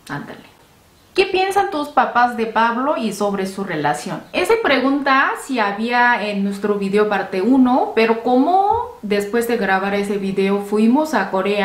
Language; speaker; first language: Spanish; non-native, fluent; Korean